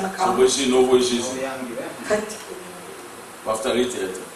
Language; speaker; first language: Russian; non-native, learner; English